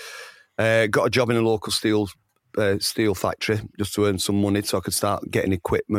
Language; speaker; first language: English; native; English